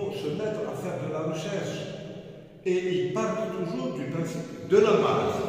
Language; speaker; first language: French; non-native, local second language; Arabic